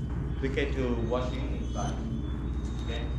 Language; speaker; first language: English; non-native, learner; Thai